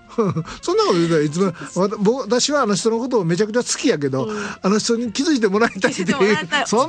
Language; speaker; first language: Japanese; native; Japanese